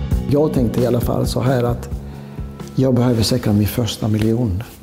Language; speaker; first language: Swedish; non-native, fluent; Greek